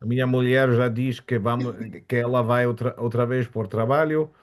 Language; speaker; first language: Portuguese; non-native, learner; German